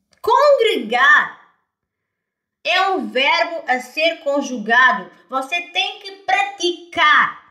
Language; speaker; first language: Portuguese; native; Portuguese